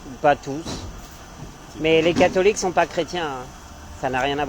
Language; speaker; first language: French; native; French